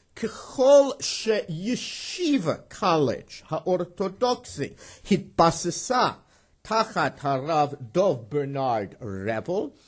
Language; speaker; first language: Hebrew; non-native, fluent; English